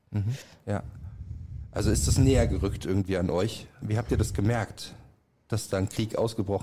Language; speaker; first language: German; native; German